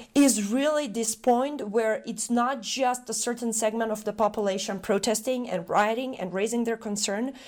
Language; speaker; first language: English; non-native, fluent; Macedonian